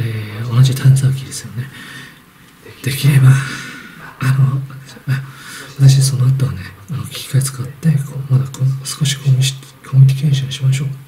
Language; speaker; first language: Japanese; non-native, learner; Chinese